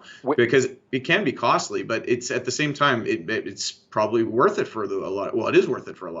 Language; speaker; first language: English; native; English